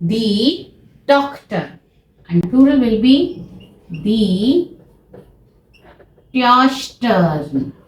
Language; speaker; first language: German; non-native, fluent; Hindi